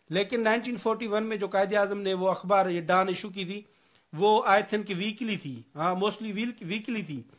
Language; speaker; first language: Urdu; non-native, local second language; Sindhi